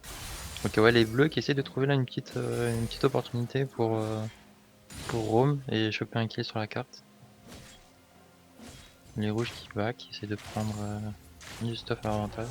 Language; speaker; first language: French; native; French